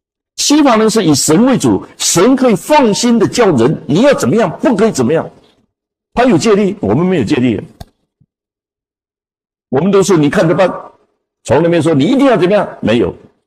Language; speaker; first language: Chinese; native; Chinese